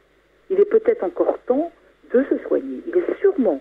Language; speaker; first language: French; native; French